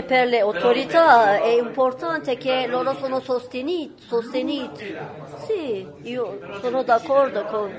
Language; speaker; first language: Italian; non-native, fluent; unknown